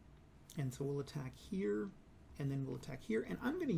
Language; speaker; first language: English; native; English